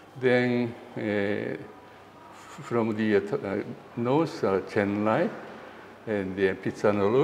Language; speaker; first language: English; non-native, learner; Japanese